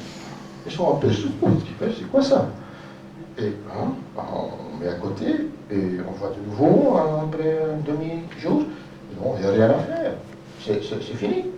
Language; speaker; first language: French; non-native, local second language; Dutch